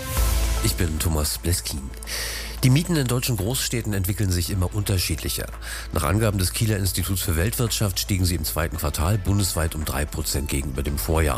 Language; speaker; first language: German; native; German